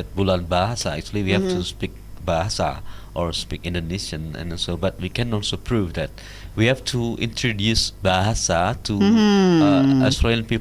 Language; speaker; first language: English; non-native, learner; Indonesian